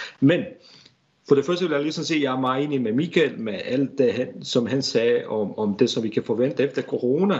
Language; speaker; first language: Danish; non-native, fluent; Bosnian